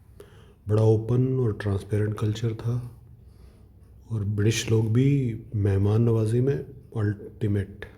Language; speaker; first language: Hindi; native; Hindi